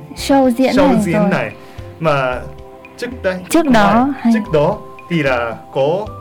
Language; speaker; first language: Vietnamese; non-native, learner; Japanese